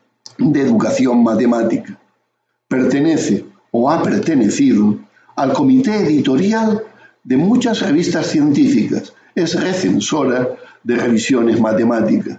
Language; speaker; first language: Spanish; native; Spanish